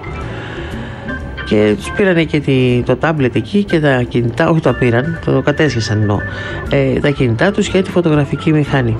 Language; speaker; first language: Greek; native; Greek